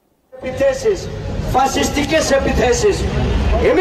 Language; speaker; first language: Greek; non-native, fluent; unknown